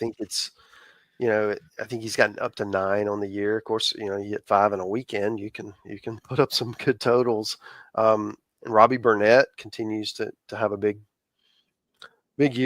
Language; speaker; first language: English; native; English